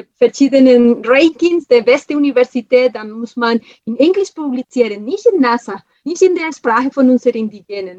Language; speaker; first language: German; non-native, fluent; Spanish